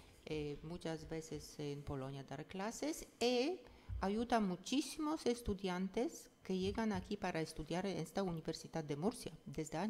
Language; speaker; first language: Spanish; non-native, fluent; Polish